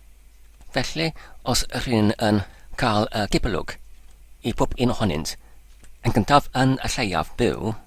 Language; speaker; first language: Welsh; non-native, learner; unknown